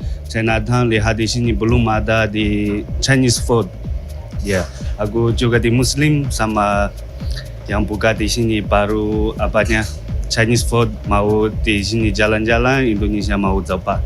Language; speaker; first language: Indonesian; non-native, learner; Chinese